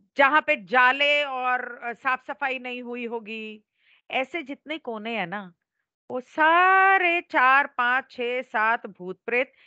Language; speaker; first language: Hindi; native; Hindi